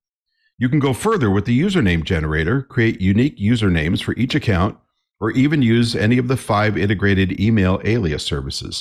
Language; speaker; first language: English; native; English